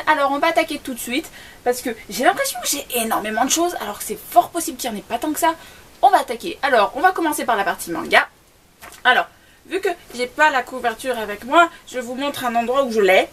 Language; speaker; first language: French; native; French